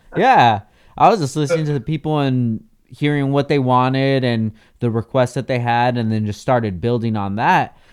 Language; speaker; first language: English; native; English